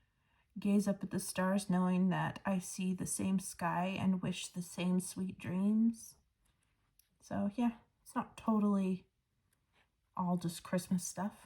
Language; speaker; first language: English; native; English